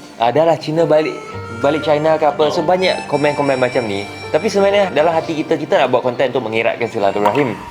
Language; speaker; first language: Malay; non-native, local second language; Chinese